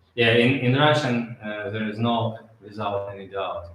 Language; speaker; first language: English; non-native, learner; Russian